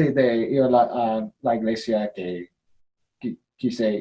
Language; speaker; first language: Spanish; non-native, learner; English